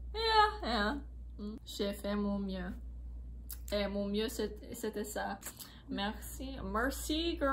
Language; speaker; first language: French; non-native, learner; English